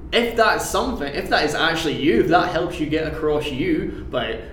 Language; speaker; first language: English; native; English